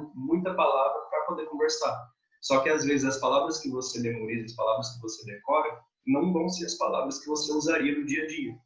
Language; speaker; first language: Portuguese; native; Portuguese